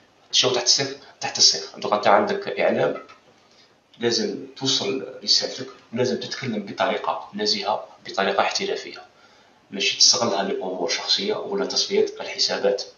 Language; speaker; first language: Arabic; native; Arabic